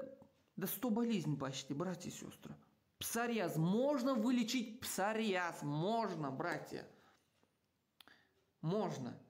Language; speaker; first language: Russian; non-native, local second language; Uzbek